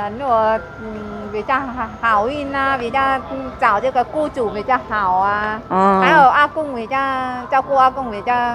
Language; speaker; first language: Chinese; non-native, learner; Vietnamese